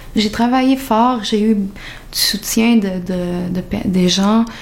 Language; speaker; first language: French; early bilingual, other home language; Portuguese